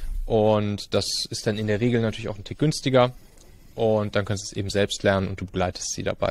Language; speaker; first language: German; native; German